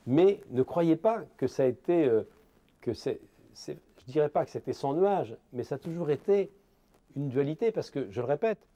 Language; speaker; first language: French; native; French